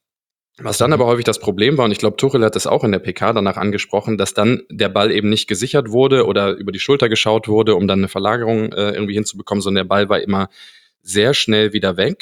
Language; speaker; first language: German; native; German